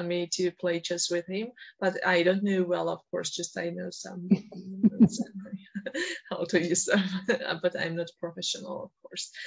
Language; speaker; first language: English; non-native, fluent; Georgian